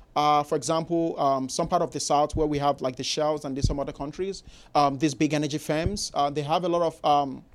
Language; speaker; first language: English; non-native, local second language; Igbo